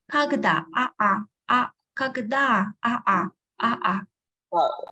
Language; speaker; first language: Russian; non-native, fluent; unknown